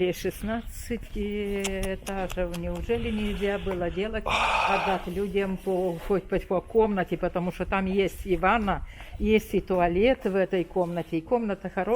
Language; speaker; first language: Russian; non-native, local second language; Romanian